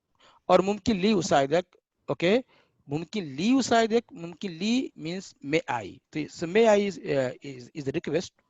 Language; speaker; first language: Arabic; non-native, fluent; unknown